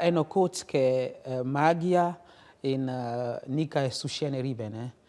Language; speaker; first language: Slovenian; non-native, learner; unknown